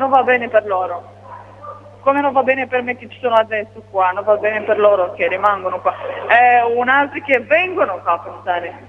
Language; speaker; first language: Italian; non-native, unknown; Romanian